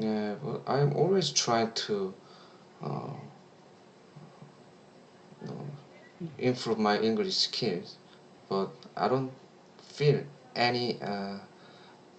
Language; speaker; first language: English; non-native, learner; Korean